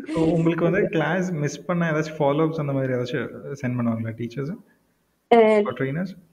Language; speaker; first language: Tamil; native; Tamil